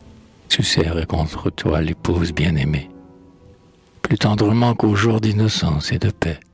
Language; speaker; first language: French; native; French